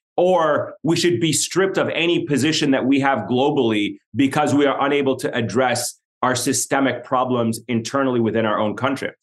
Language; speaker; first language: English; non-native, fluent; Arabic